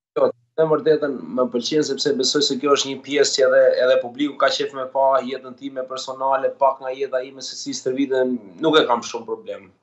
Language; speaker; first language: Albanian; native; Albanian